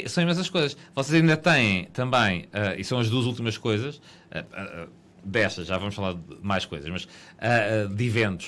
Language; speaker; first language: Portuguese; native; Portuguese